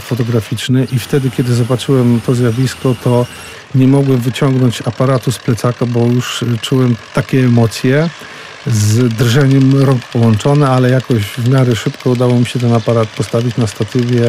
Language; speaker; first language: Polish; native; Polish